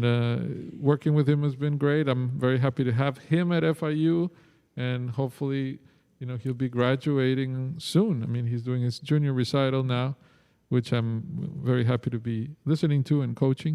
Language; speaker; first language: English; non-native, fluent; Spanish